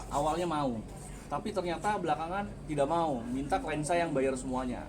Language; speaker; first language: Indonesian; native; Indonesian